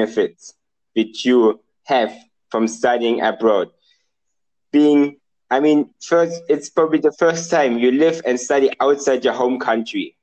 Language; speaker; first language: English; non-native, fluent; German